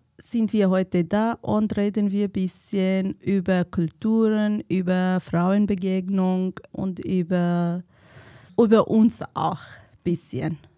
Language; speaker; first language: German; non-native, fluent; Kurdish